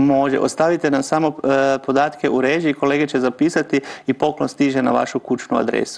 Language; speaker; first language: Croatian; native; Croatian